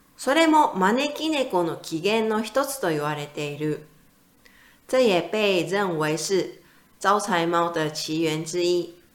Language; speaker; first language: Japanese; native; Japanese